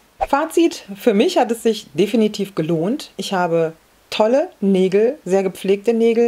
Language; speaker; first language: German; native; German